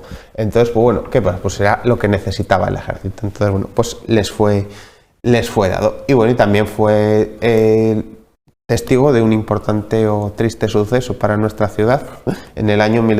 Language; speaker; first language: Spanish; native; Spanish